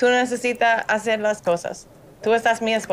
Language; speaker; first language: Spanish; non-native, learner; English